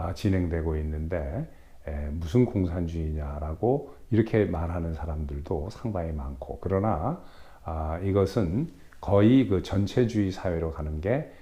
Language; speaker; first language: Korean; native; Korean